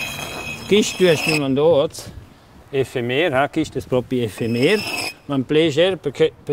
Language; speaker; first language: Italian; non-native, local second language; German